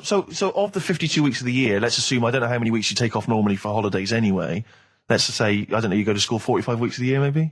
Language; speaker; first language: English; native; English